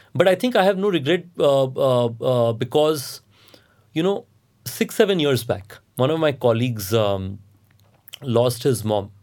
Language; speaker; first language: English; non-native, local second language; Hindi